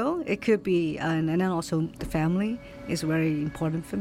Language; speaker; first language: English; native; English